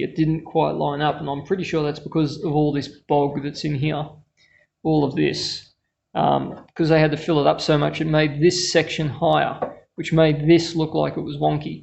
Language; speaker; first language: English; native; English